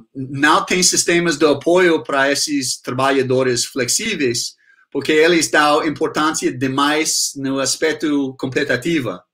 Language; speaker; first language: Portuguese; non-native, fluent; English